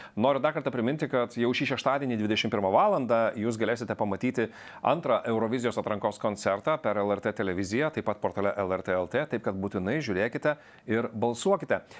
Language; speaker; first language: Lithuanian; native; Lithuanian